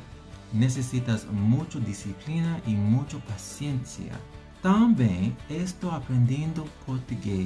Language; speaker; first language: Spanish; non-native, learner; English